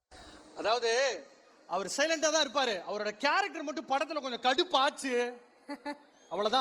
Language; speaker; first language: Tamil; native; Tamil